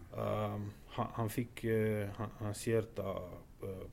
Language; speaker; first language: Swedish; non-native, fluent; Romanian